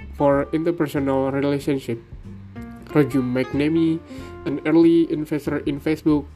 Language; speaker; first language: English; non-native, learner; Indonesian